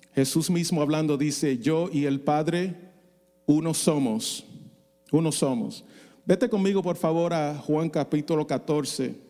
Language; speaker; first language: Spanish; non-native, fluent; English